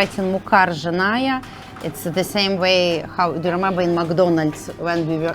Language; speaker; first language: English; non-native, learner; Russian